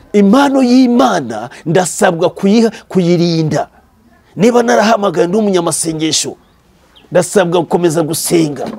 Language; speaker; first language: Kinyarwanda; native; Kinyarwanda